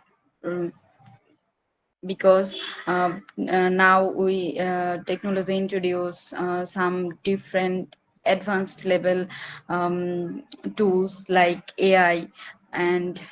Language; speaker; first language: English; non-native, learner; Bangla